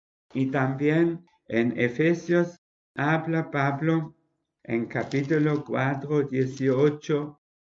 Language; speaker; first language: Spanish; non-native, fluent; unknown